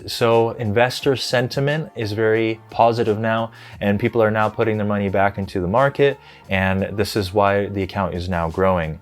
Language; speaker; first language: English; native; English